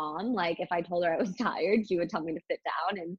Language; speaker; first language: English; native; English